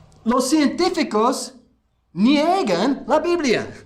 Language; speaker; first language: Spanish; non-native, fluent; English